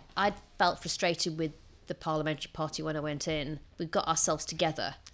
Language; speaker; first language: English; native; English